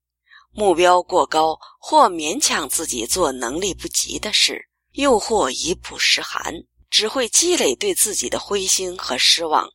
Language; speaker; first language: Chinese; native; Chinese